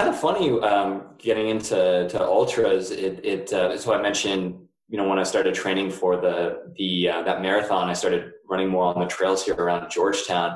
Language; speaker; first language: English; native; English